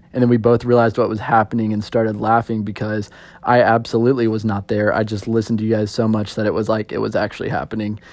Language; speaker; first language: English; native; English